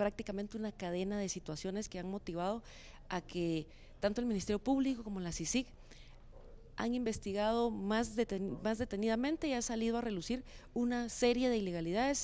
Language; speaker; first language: Spanish; native; Spanish